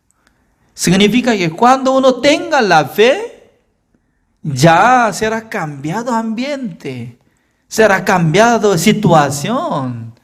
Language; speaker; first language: Spanish; non-native, fluent; Korean